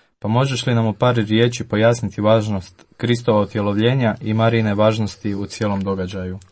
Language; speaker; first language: Croatian; native; Croatian